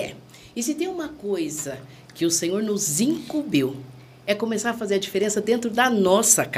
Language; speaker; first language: Portuguese; native; Portuguese